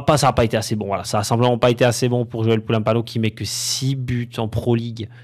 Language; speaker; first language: French; native; French